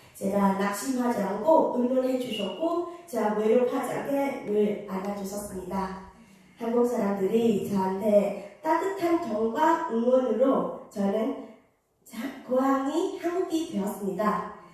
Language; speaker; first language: Korean; non-native, fluent; Vietnamese